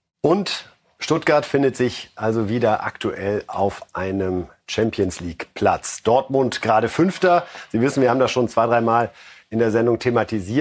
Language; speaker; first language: German; native; German